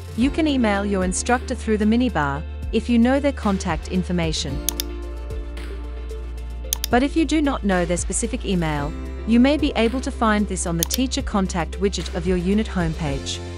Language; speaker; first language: English; native; English